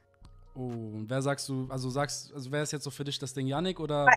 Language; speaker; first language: German; native; German